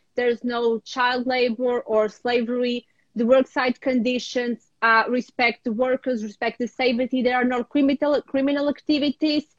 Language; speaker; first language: English; non-native, fluent; Ukrainian